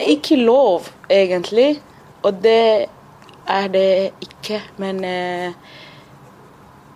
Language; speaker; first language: Norwegian; non-native, fluent; Somali